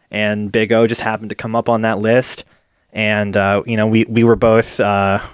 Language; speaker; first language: English; native; English